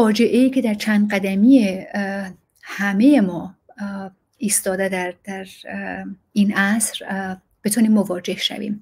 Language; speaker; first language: Persian; native; Persian